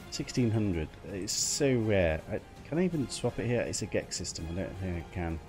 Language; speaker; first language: English; native; English